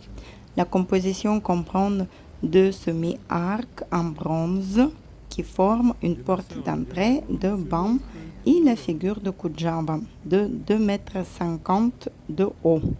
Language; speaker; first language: French; non-native, fluent; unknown